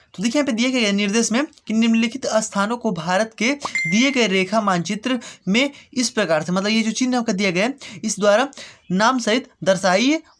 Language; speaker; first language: Hindi; native; Hindi